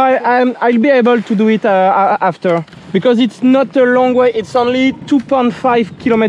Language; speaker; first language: English; non-native, learner; French